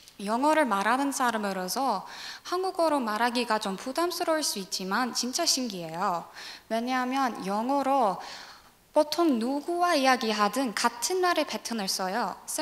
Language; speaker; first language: Korean; non-native, learner; English